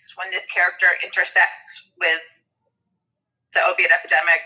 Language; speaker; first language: English; native; English